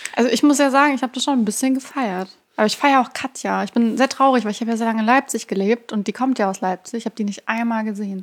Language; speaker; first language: German; early bilingual, other home language; Persian